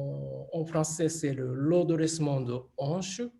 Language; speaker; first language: French; non-native, fluent; Japanese